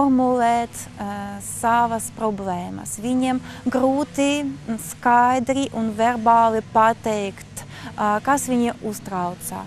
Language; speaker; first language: Latvian; non-native, local second language; Russian